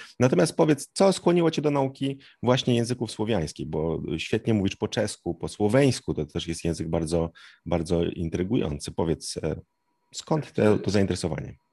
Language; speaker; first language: Polish; native; Polish